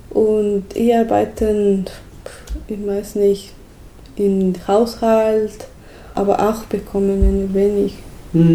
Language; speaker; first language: German; non-native, learner; Spanish